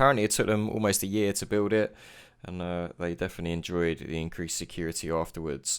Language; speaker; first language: English; native; English